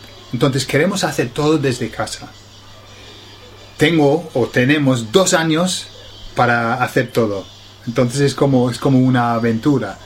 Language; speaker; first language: Spanish; non-native, fluent; English